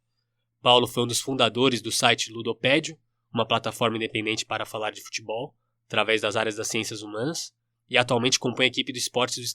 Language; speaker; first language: Portuguese; native; Portuguese